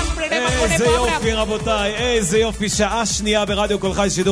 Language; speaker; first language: Hebrew; native; Hebrew